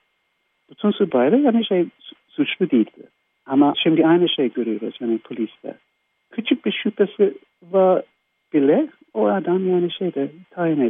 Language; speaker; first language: Turkish; non-native, fluent; English